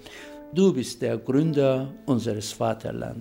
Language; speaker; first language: German; non-native, fluent; Turkish